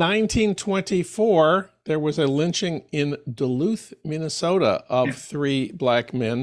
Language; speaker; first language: English; native; English